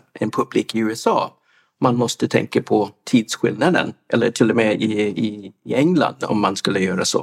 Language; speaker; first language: Swedish; non-native, fluent; English